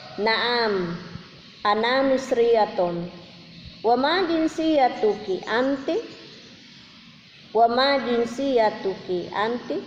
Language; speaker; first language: Arabic; non-native, fluent; Indonesian